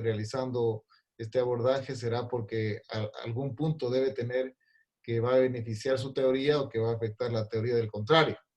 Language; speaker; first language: Spanish; native; Spanish